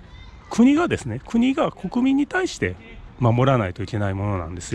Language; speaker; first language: Japanese; native; Japanese